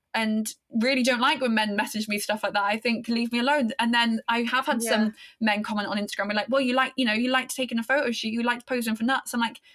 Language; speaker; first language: English; native; English